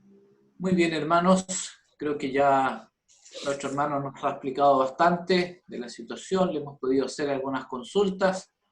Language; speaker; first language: Spanish; native; Spanish